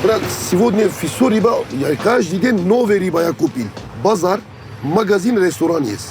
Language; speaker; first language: Russian; non-native, learner; Turkish